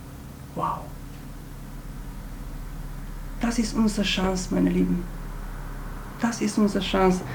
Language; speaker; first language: German; non-native, fluent; Romanian